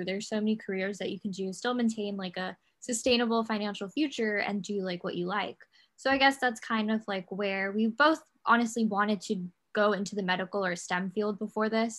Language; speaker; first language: English; native; English